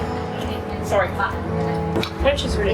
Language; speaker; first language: English; non-native, fluent; French